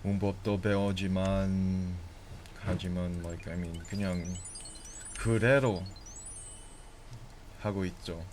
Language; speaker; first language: Korean; non-native, learner; English